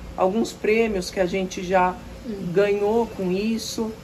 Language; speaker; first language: Portuguese; native; Portuguese